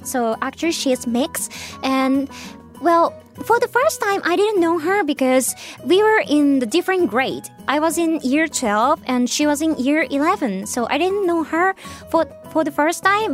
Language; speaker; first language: English; non-native, fluent; Japanese